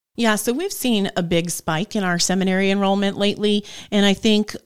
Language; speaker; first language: English; native; English